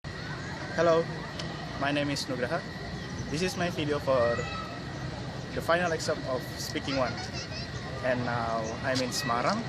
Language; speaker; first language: English; non-native, learner; Indonesian